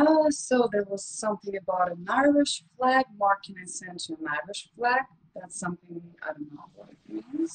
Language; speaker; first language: English; non-native, fluent; Russian